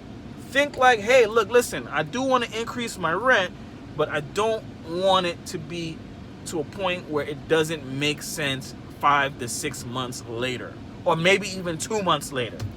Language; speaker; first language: English; native; English